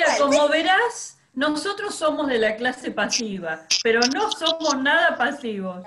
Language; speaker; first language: Spanish; native; Spanish